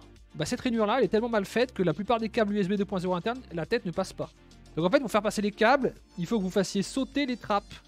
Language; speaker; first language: French; native; French